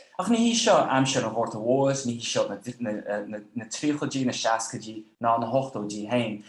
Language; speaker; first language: Irish; non-native, fluent; Dutch